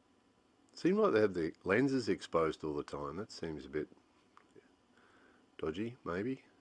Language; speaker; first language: English; native; English